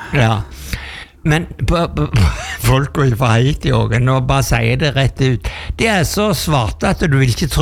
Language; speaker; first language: Norwegian; non-native, learner; Spanish